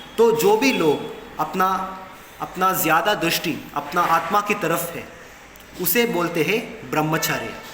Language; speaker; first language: Hindi; non-native, local second language; Kannada